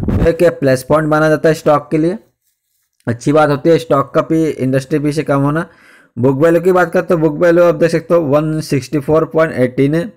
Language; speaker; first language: Hindi; native; Hindi